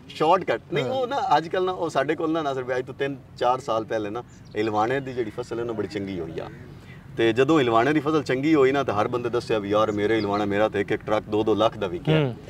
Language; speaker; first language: Punjabi; native; Punjabi